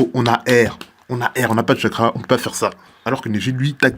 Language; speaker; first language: French; native; French